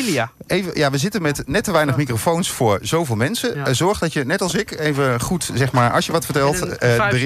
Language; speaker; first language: Dutch; native; Dutch